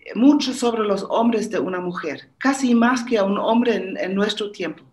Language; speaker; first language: Spanish; non-native, fluent; German